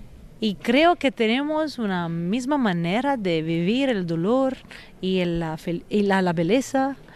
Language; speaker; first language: Spanish; non-native, fluent; Italian